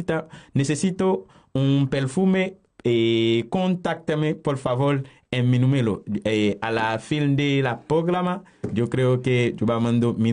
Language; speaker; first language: Spanish; non-native, learner; Haitian Creole